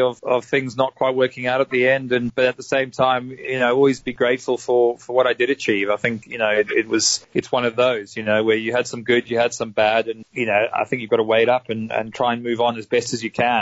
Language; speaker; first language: English; native; English